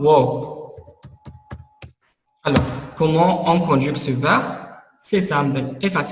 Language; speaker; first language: French; non-native, fluent; Arabic